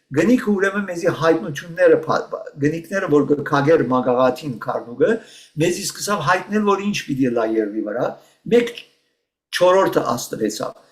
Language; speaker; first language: Armenian; early bilingual, heritage; Armenian